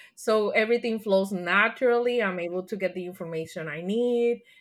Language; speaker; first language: English; non-native, fluent; Spanish